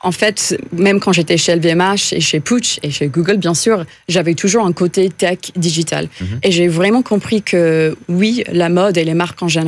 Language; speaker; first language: French; non-native, fluent; English